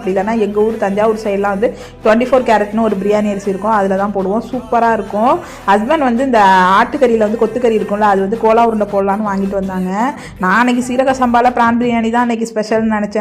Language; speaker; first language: Tamil; native; Tamil